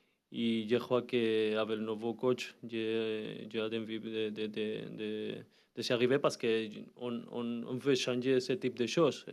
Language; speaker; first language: French; non-native, learner; Spanish